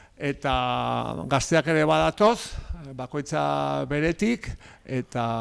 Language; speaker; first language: Basque; native; Basque